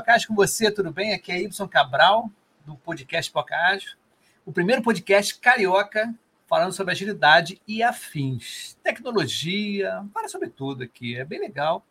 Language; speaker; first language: Portuguese; native; Portuguese